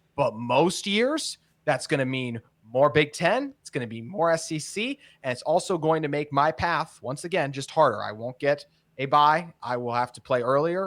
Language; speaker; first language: English; native; English